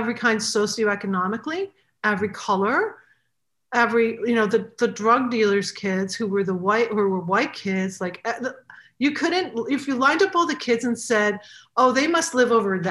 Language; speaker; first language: English; native; English